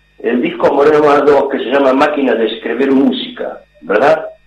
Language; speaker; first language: Spanish; native; Spanish